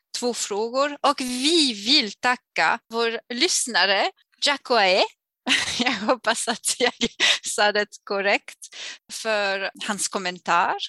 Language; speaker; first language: Swedish; non-native, learner; French